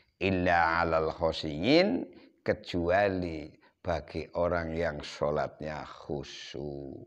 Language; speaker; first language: Indonesian; non-native, local second language; Javanese